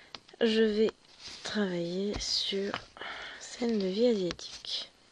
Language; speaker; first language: French; native; French